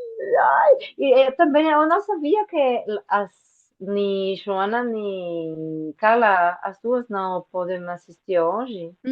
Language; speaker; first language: Portuguese; non-native, fluent; Spanish